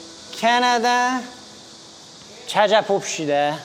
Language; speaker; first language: Korean; non-native, learner; French